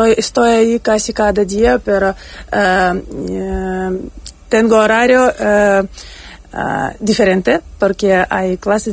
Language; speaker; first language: Spanish; non-native, fluent; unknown